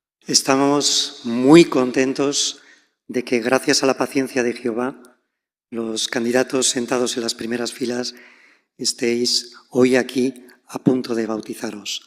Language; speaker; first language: Spanish; native; Spanish